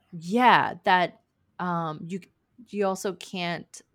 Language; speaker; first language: English; native; English